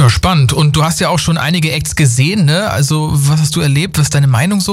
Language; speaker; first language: German; native; German